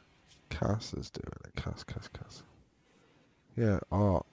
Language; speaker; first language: English; native; English